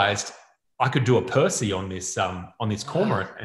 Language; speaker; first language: English; native; English